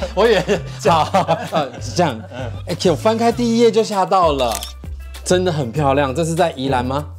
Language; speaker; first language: Chinese; native; Chinese